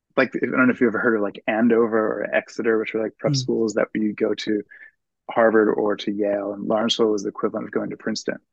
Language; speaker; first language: English; native; English